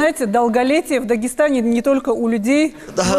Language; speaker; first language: Russian; native; Russian